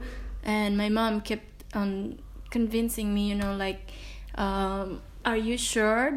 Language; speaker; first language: English; non-native, fluent; Indonesian